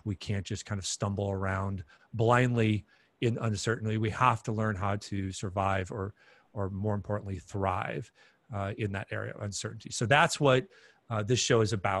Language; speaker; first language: English; native; English